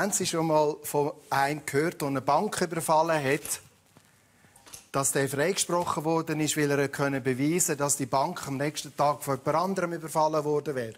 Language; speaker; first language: German; native; German